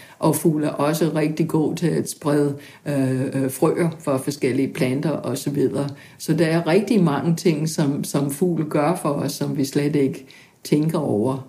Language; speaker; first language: Danish; non-native, fluent; English